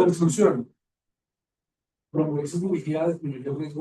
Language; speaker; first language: Spanish; native; Spanish